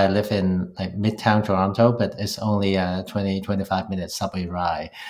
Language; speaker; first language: English; non-native, local second language; Cantonese